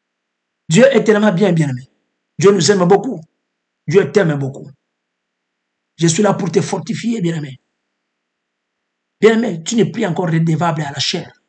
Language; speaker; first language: French; non-native, local second language; Lingala